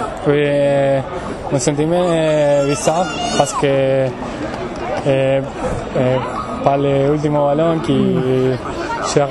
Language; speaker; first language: French; non-native, learner; Spanish